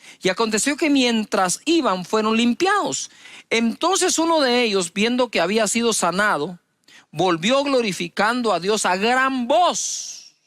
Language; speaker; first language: Spanish; native; Spanish